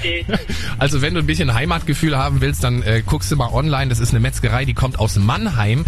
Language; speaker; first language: German; native; German